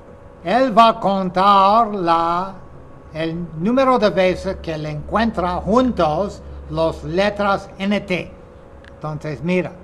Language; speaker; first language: Spanish; non-native, fluent; English